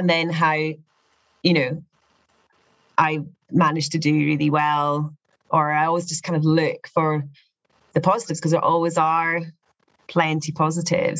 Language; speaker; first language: English; native; English